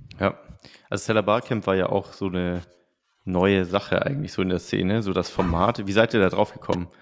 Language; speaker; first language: German; native; German